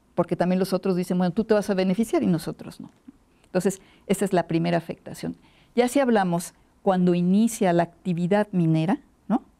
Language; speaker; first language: Spanish; native; Spanish